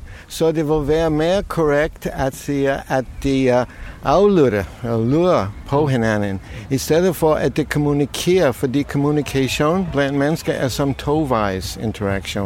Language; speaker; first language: Danish; non-native, fluent; English